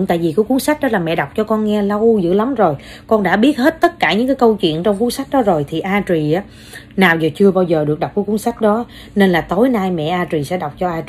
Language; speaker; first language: Vietnamese; native; Vietnamese